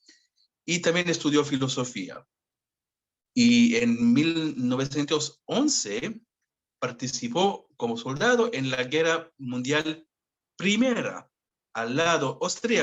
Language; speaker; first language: Spanish; non-native, fluent; Hebrew